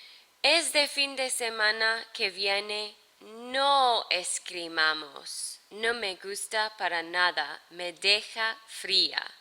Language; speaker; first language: Spanish; non-native, fluent; English